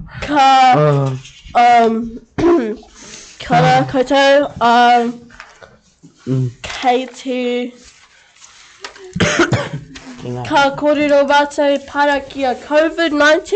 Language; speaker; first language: Māori; non-native, local second language; English